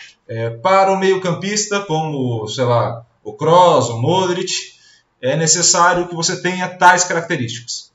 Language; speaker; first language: Portuguese; native; Portuguese